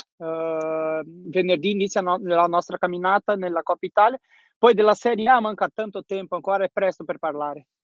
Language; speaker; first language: Italian; non-native, fluent; Portuguese